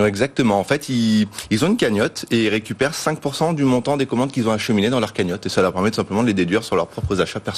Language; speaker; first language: French; native; French